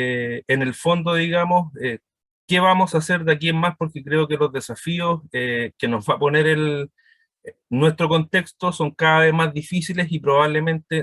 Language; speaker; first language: Spanish; native; Spanish